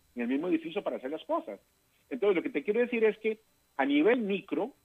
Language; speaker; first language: Spanish; native; Spanish